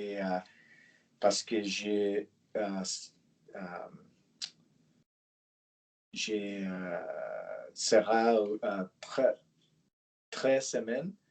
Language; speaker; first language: French; non-native, learner; English